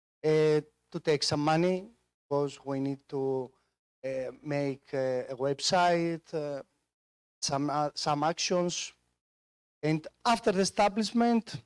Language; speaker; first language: English; non-native, fluent; Greek